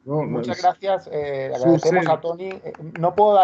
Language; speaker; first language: Spanish; native; Spanish